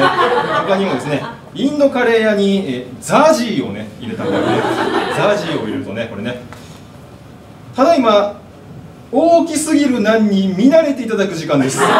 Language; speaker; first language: Japanese; native; Japanese